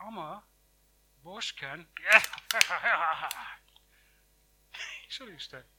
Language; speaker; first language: Turkish; non-native, fluent; English